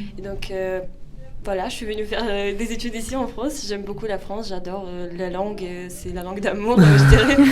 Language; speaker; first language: French; non-native, fluent; Ukrainian